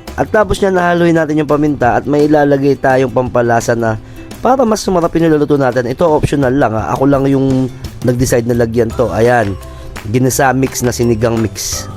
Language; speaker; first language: Filipino; non-native, local second language; Pampanga